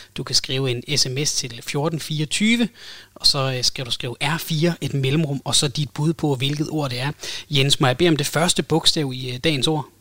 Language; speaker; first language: Danish; native; Danish